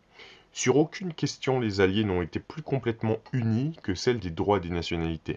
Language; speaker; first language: French; native; French